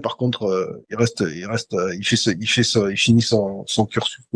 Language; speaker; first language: French; native; French